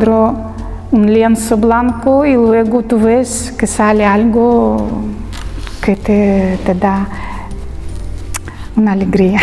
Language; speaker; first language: Spanish; non-native, learner; Russian